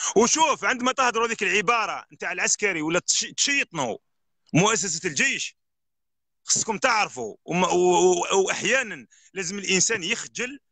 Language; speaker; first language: Arabic; native; Arabic